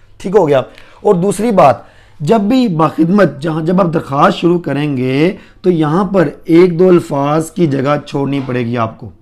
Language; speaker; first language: Urdu; non-native, local second language; Punjabi